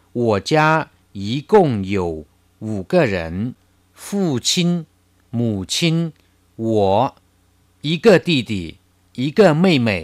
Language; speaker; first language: Chinese; non-native, fluent; Thai